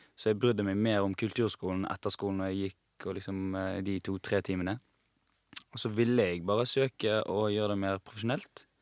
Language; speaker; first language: Norwegian; non-native, fluent; Persian